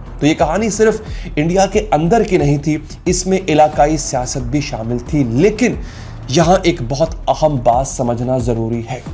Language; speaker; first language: Urdu; native; Urdu